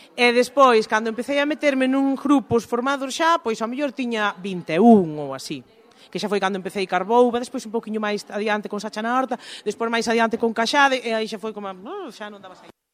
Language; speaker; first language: Galician; native; Galician